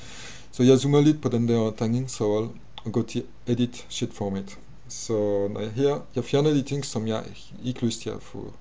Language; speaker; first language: Danish; non-native, fluent; French